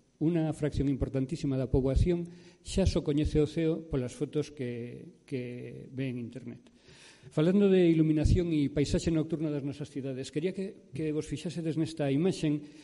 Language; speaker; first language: Galician; native; Galician